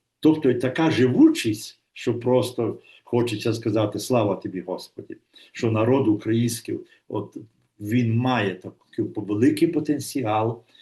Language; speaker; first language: Ukrainian; native; Ukrainian